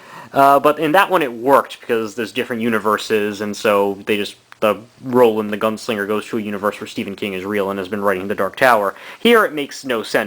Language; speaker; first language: English; native; English